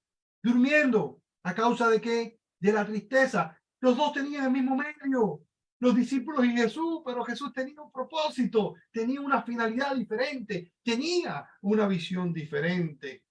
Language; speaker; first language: Spanish; native; Spanish